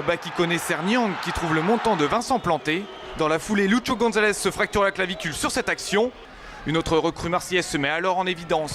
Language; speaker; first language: French; native; French